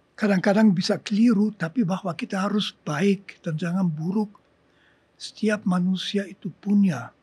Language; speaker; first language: Indonesian; non-native, fluent; German